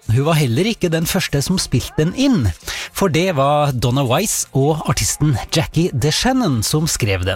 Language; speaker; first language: Norwegian; native; Norwegian